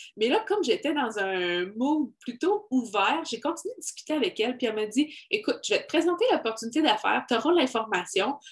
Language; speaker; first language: French; native; French